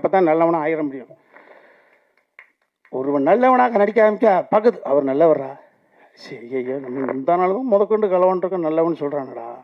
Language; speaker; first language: Tamil; native; Tamil